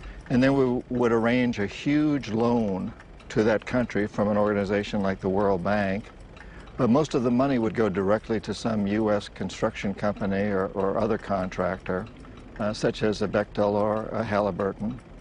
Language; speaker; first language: English; native; English